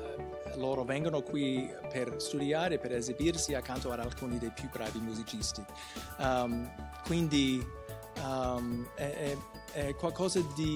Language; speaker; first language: Italian; non-native, fluent; English